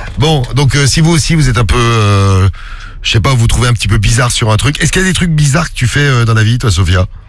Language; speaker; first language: French; native; French